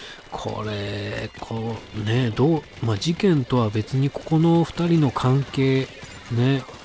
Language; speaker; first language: Japanese; native; Japanese